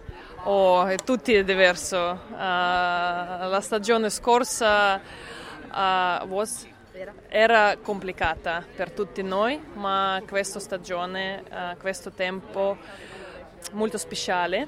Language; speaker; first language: Italian; non-native, learner; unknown